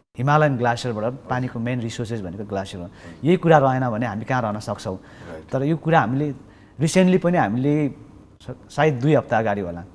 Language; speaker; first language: Nepali; non-native, local second language; Sherpa